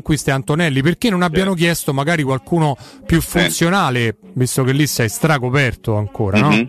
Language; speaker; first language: Italian; native; Italian